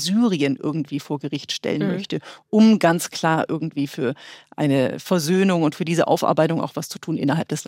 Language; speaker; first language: German; native; German